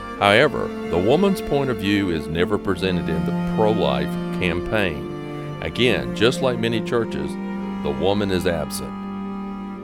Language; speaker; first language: English; native; English